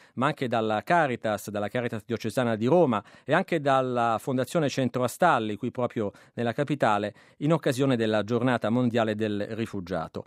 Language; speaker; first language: Italian; native; Italian